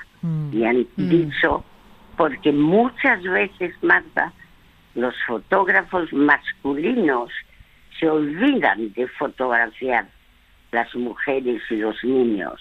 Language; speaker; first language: Spanish; early bilingual, other home language; French